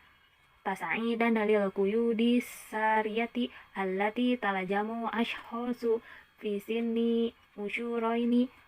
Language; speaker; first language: Arabic; non-native, learner; Indonesian